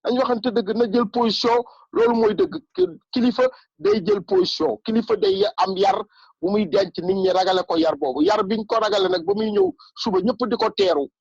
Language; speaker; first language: Wolof; non-native, local second language; Bambara